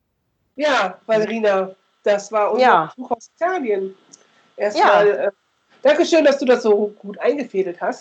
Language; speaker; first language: German; native; German